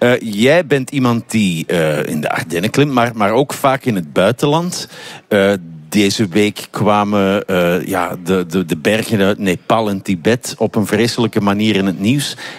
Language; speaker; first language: Dutch; native; Dutch